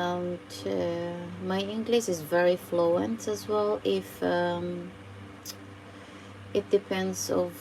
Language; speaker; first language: English; non-native, fluent; Filipino